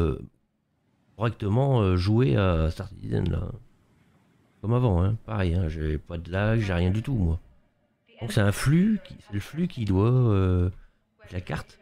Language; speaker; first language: French; native; French